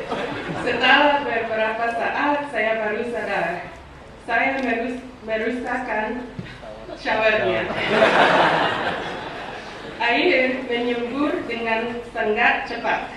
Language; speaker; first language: Indonesian; non-native, learner; English